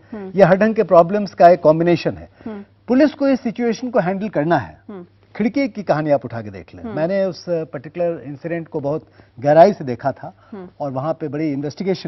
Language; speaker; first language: Hindi; native; Hindi